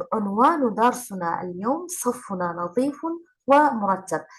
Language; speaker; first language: Arabic; non-native, fluent; Turkish